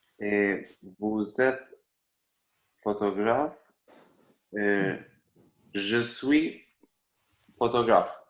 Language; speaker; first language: French; non-native, learner; Albanian